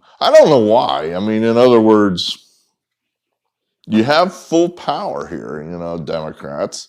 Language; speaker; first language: English; native; English